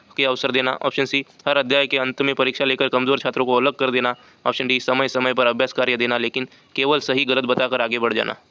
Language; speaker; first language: Hindi; non-native, local second language; Marathi